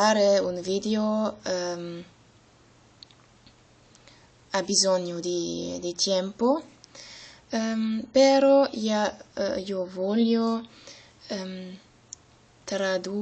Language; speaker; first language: Italian; non-native, learner; German